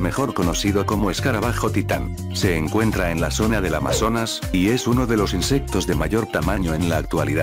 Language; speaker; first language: Spanish; native; Spanish